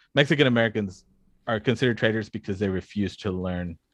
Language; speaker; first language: English; non-native, fluent; Spanish